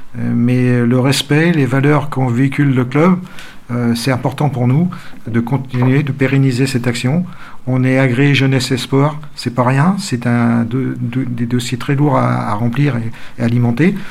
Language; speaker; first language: French; native; French